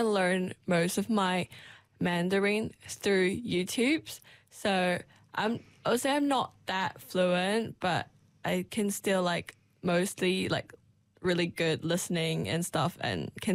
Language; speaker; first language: English; non-native, local second language; Cantonese